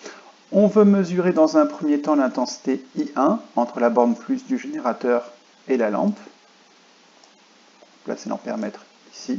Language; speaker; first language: French; native; French